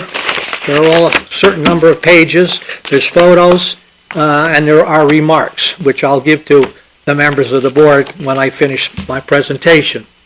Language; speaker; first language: English; native; English